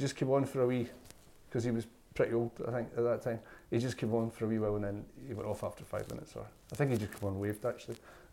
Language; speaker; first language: English; native; English